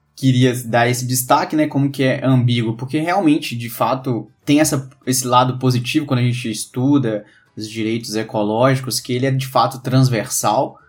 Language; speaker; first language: Portuguese; native; Portuguese